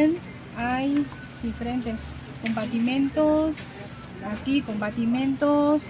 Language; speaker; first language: Spanish; non-native, learner; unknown